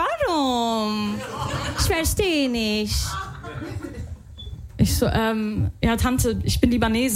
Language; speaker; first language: German; early bilingual, other home language; Arabic